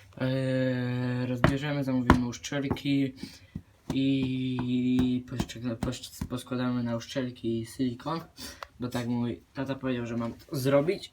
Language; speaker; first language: Polish; native; Polish